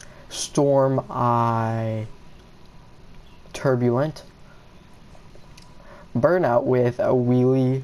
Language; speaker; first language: English; native; English